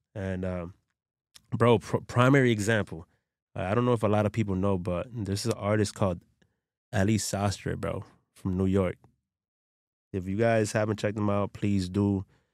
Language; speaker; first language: English; early bilingual, other home language; Spanish